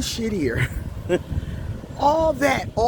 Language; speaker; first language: English; native; English